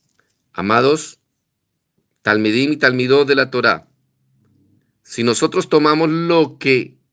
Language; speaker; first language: Spanish; native; Spanish